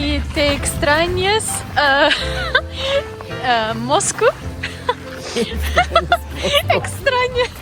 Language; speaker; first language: Spanish; non-native, learner; Russian